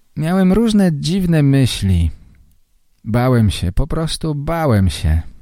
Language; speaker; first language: Polish; native; Polish